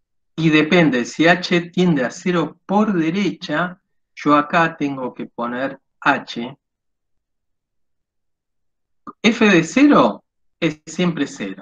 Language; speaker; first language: Spanish; native; Spanish